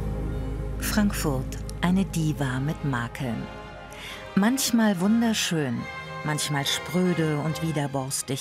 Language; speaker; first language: German; native; German